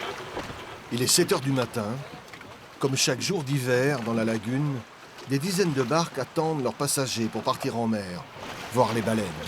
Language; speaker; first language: French; native; French